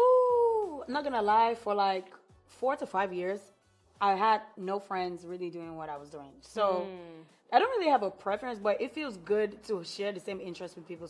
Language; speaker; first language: English; non-native, local second language; Yoruba